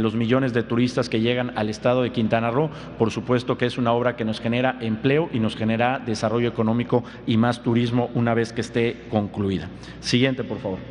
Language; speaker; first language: Spanish; native; Spanish